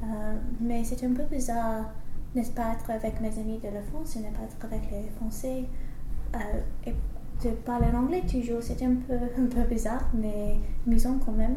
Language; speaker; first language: French; non-native, learner; English